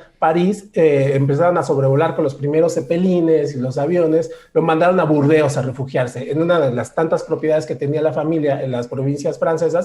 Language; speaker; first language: Spanish; native; Spanish